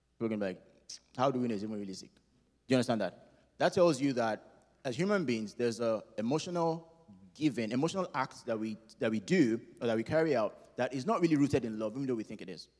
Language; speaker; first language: English; non-native, local second language; Yoruba